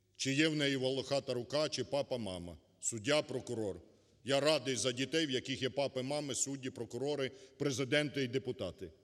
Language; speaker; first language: Ukrainian; native; Ukrainian